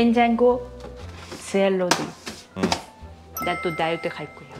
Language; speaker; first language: Korean; non-native, learner; Russian